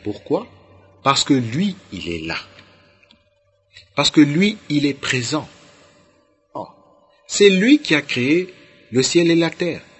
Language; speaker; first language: French; non-native, local second language; Lingala